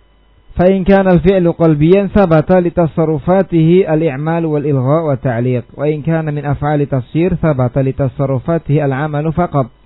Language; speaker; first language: Arabic; non-native, fluent; Indonesian